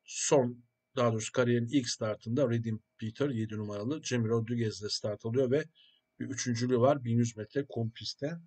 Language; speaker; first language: Turkish; native; Turkish